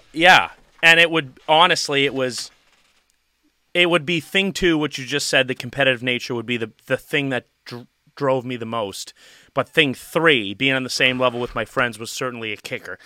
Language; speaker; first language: English; native; English